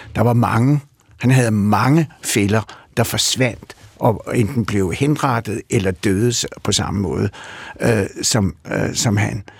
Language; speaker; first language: Danish; early bilingual, other home language; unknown